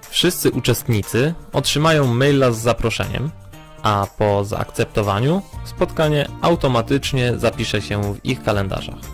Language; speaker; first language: Polish; native; Polish